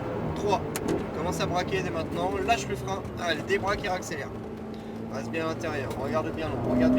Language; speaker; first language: French; native; French